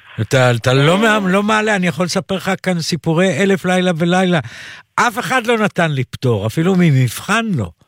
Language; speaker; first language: Hebrew; native; Hebrew